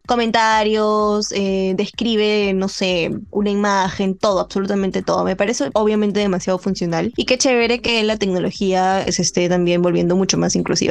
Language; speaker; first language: Spanish; native; Spanish